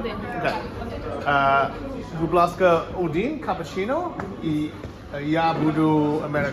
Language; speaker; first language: Ukrainian; non-native, learner; English